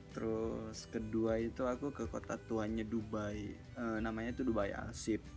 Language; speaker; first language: Indonesian; early bilingual, heritage; Indonesian